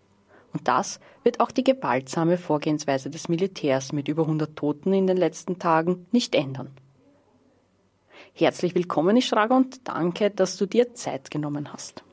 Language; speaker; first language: German; native; German